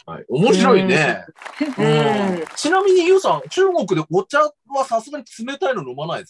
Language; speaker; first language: Japanese; native; Japanese